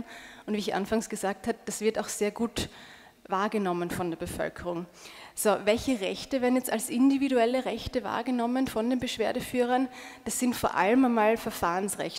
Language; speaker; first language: German; native; German